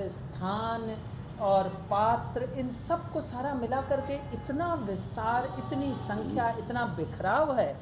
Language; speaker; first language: Hindi; native; Hindi